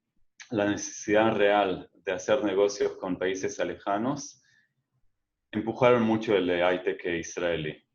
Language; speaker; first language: Spanish; non-native, fluent; Hebrew